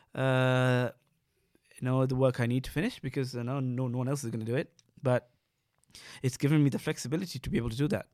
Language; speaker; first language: English; non-native, local second language; Sinhala